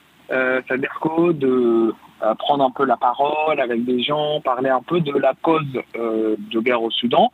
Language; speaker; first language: French; non-native, fluent; Arabic